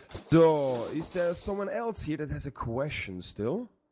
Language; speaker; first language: English; non-native, fluent; German